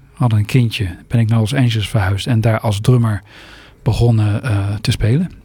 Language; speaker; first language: Dutch; native; Dutch